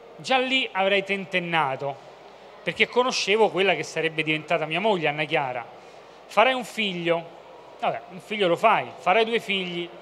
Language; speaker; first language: Italian; native; Italian